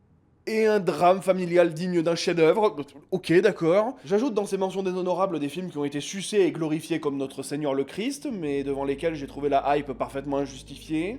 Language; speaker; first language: French; native; French